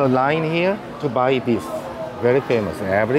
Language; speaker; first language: English; non-native, learner; Korean